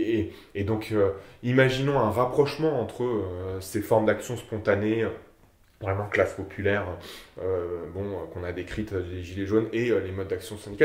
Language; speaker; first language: French; native; French